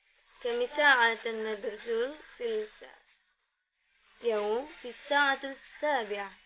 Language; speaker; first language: Arabic; non-native, learner; Indonesian